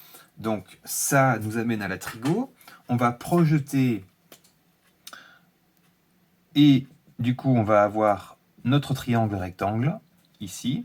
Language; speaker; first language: French; native; French